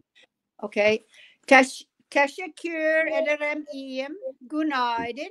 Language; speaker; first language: Turkish; non-native, learner; English